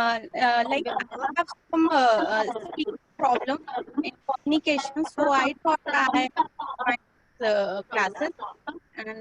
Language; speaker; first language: English; non-native, learner; Hindi